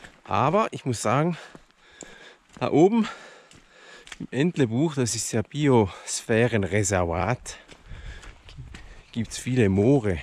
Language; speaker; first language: German; native; German